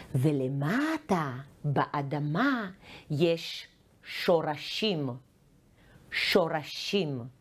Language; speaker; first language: Hebrew; non-native, fluent; Ukrainian